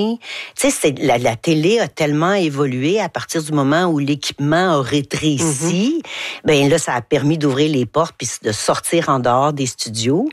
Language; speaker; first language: French; native; French